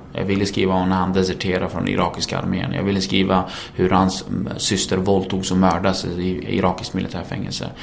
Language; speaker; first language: Swedish; early bilingual, other home language; Kurdish